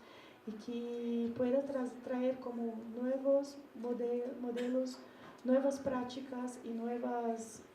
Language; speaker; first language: Spanish; non-native, learner; Portuguese